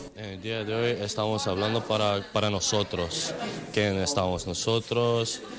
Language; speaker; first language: Spanish; non-native, learner; Macedonian